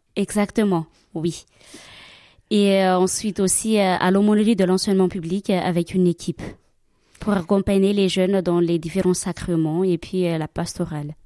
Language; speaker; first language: French; non-native, local second language; Malagasy